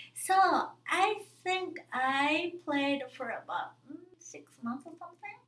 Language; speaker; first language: English; non-native, fluent; Japanese